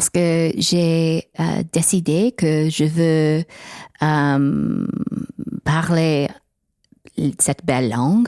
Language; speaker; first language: French; non-native, learner; English